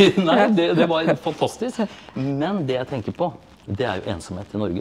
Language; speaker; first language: Norwegian; native; Norwegian